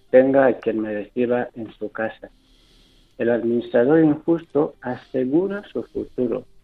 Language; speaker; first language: Spanish; non-native, local second language; Fang